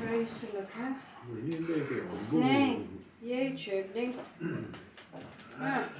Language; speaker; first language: Dutch; non-native, learner; Waray